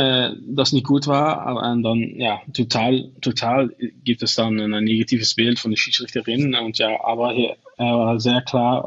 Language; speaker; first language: German; non-native, learner; Dutch